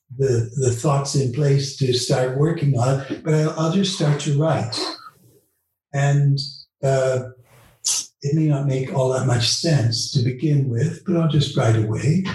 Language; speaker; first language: English; early bilingual, other home language; Dutch